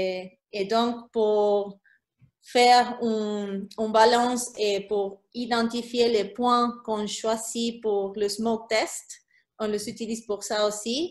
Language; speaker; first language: French; non-native, fluent; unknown